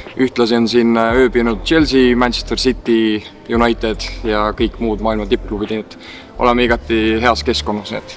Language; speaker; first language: Estonian; native; Estonian